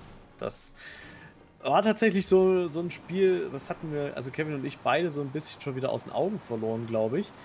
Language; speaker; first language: German; native; German